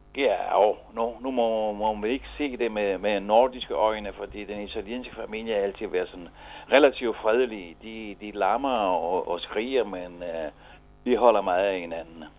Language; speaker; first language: Danish; non-native, fluent; Italian